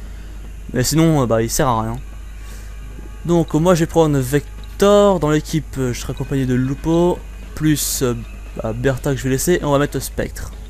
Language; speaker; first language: French; native; French